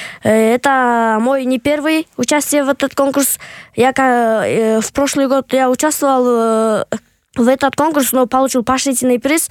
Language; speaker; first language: Russian; non-native, local second language; Kyrgyz